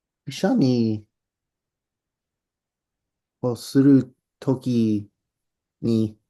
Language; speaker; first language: Japanese; non-native, learner; English